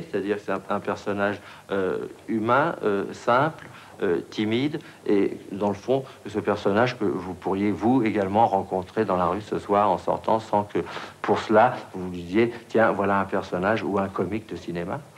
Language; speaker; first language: French; native; French